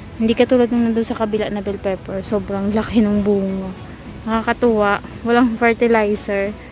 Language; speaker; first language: Filipino; non-native, local second language; Bikol